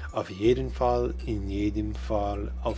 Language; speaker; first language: German; non-native, learner; English